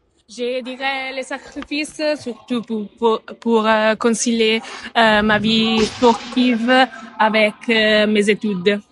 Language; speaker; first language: French; non-native, learner; Italian